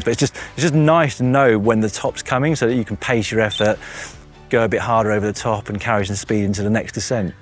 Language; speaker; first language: English; native; English